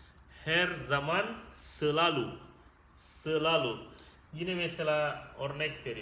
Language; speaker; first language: Turkish; non-native, fluent; Indonesian